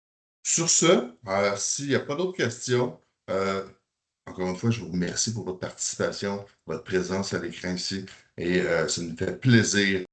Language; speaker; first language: French; native; French